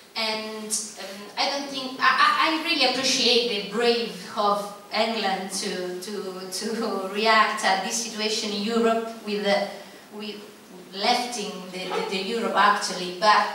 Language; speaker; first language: English; non-native, fluent; Italian